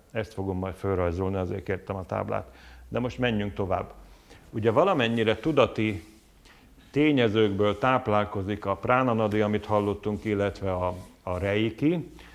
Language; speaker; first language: Hungarian; native; Hungarian